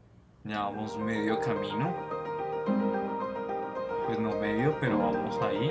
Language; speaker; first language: Spanish; native; Spanish